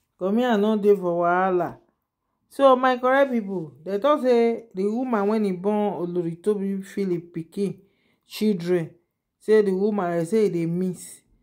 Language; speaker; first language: Nigerian Pidgin; non-native, local second language; Yoruba